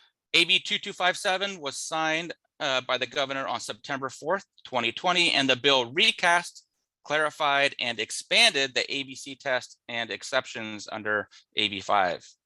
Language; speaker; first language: English; native; English